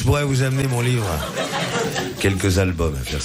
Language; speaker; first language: French; native; French